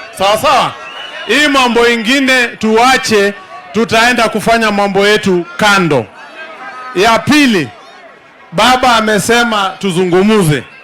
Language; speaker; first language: Swahili; non-native, local second language; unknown